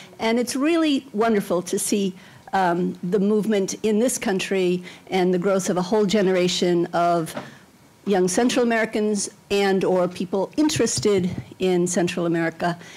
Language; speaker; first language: English; native; English